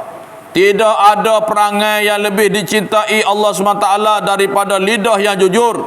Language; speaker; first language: Malay; native; Malay